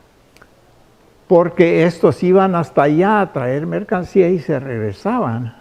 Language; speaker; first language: Spanish; native; Spanish